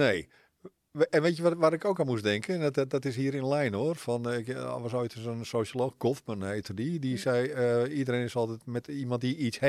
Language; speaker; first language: Dutch; native; Dutch